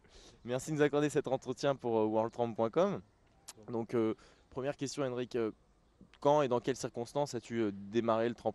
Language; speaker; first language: French; native; French